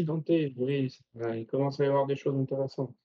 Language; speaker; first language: French; native; French